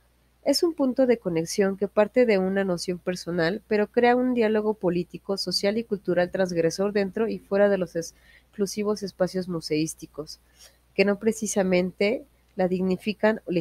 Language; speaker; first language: Spanish; native; Spanish